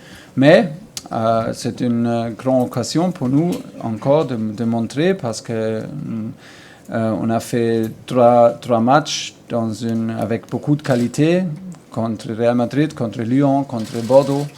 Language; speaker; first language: French; non-native, learner; German